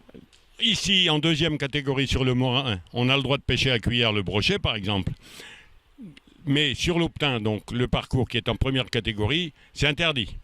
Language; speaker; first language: French; native; French